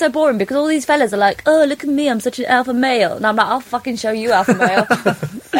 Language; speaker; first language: English; non-native, local second language; Polish